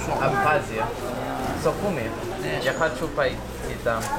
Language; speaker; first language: Russian; non-native, learner; English